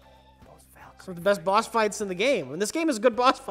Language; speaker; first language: English; native; English